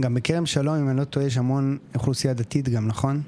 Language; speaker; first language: Hebrew; native; Hebrew